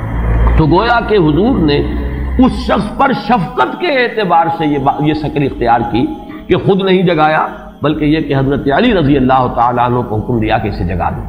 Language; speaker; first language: Urdu; native; Urdu